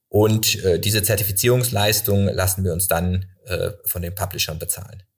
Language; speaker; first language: German; native; German